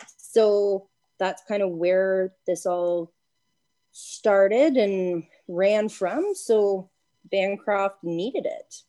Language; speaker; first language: English; native; English